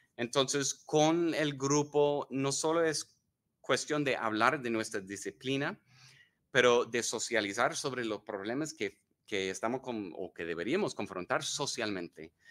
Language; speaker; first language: Spanish; non-native, fluent; English